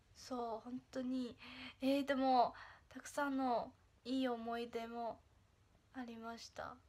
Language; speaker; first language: Japanese; non-native, fluent; Chinese